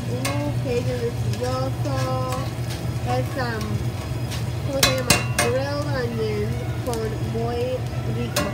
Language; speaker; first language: Spanish; non-native, learner; English